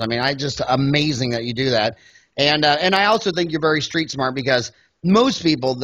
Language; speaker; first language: English; native; English